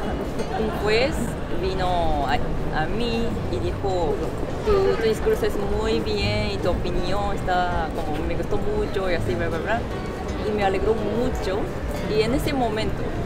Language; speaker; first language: Spanish; non-native, fluent; Japanese